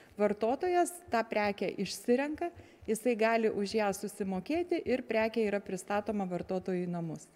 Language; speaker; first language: Lithuanian; native; Lithuanian